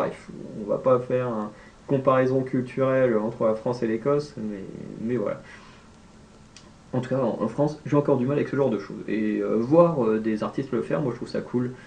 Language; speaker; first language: French; native; French